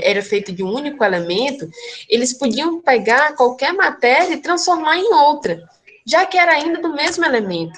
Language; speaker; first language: Portuguese; native; Portuguese